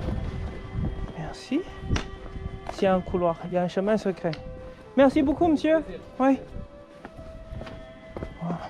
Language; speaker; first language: French; non-native, fluent; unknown